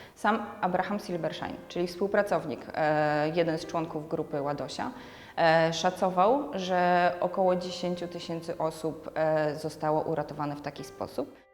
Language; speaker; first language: Polish; native; Polish